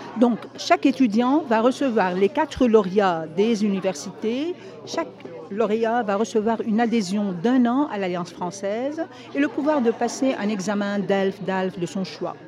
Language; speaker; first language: French; non-native, local second language; Arabic